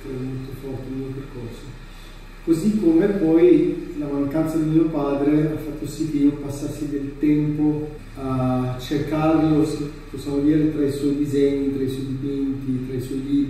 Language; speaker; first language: Italian; non-native, fluent; Albanian